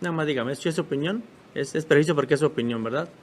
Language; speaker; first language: Spanish; native; Spanish